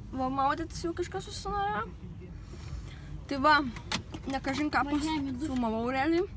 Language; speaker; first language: Lithuanian; native; Lithuanian